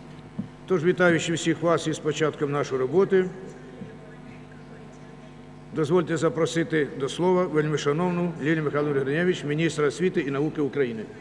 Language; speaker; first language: Ukrainian; native; Ukrainian